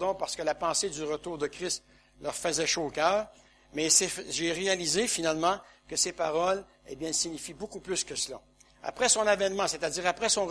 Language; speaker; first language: French; native; French